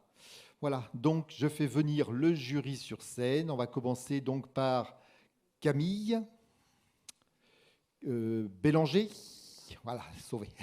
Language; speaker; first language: French; native; French